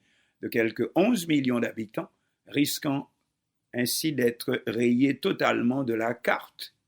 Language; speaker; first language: French; non-native, local second language; Haitian Creole